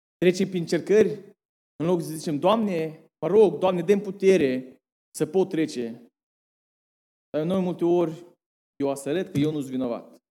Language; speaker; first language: Romanian; early bilingual, heritage; Romanian